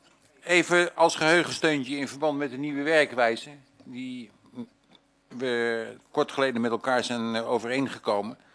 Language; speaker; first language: Dutch; native; Dutch